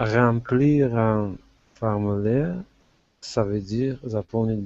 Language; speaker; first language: French; non-native, learner; Russian